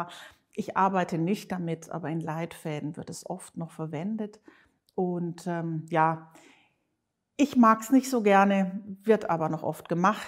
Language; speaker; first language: German; native; German